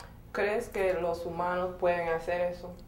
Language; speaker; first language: Spanish; non-native, fluent; English